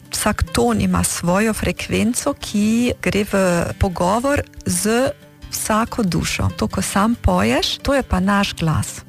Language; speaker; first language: Slovenian; early bilingual, heritage; Slovenian